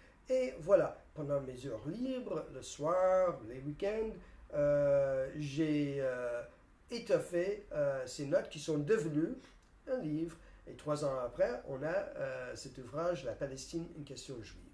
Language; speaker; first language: French; non-native, fluent; English